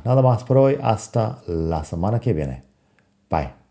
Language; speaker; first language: Spanish; non-native, fluent; English